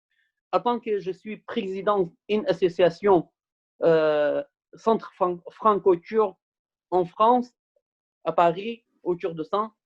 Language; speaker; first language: French; non-native, fluent; Kurdish